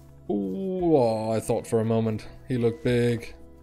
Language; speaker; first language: English; non-native, fluent; Danish